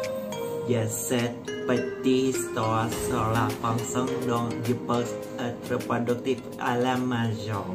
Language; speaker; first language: French; non-native, learner; Indonesian